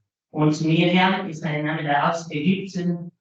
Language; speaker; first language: German; non-native, learner; Italian